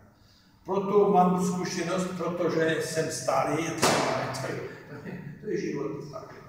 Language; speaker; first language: Czech; non-native, learner; French